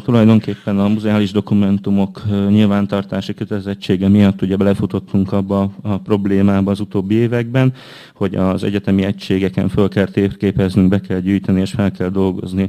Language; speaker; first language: Hungarian; native; Hungarian